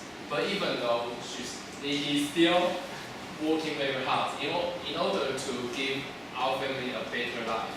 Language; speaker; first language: English; non-native, learner; Chinese